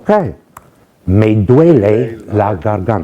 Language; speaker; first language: Spanish; non-native, fluent; English